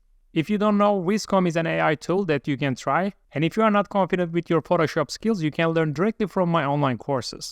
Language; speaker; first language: English; non-native, fluent; Turkish